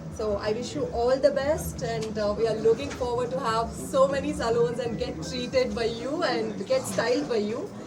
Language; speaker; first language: English; non-native, local second language; Telugu